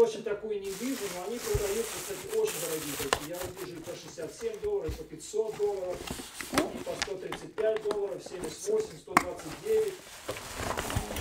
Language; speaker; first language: Russian; native; Russian